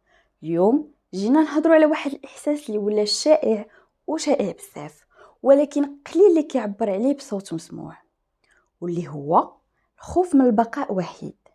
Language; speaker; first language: Arabic; native; Arabic